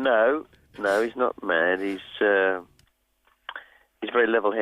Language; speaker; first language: English; native; English